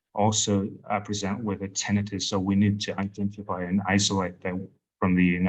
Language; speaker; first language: English; non-native, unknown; Mongolian